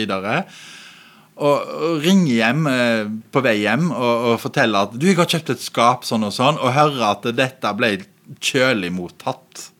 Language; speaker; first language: Norwegian; native; Norwegian